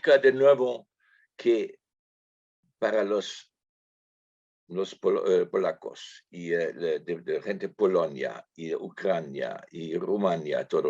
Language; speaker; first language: Spanish; non-native, fluent; German